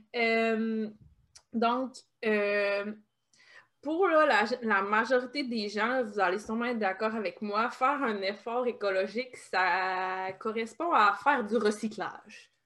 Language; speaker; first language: French; native; French